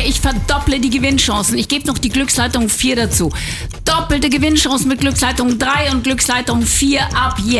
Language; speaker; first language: German; native; German